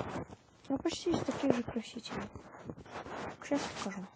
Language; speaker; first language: Russian; native; Russian